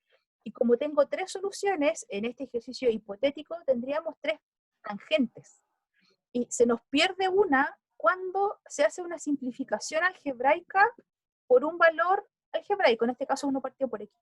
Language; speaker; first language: Spanish; native; Spanish